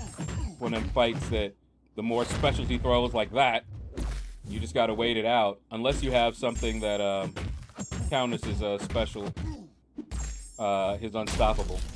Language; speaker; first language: English; native; English